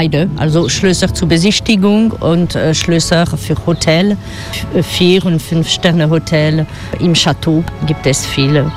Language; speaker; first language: German; non-native, learner; French